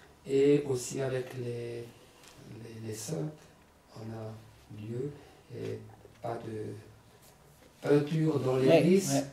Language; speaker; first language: French; non-native, learner; German